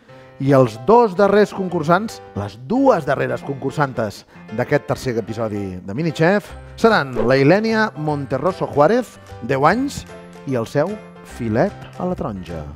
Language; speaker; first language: Catalan; native; Catalan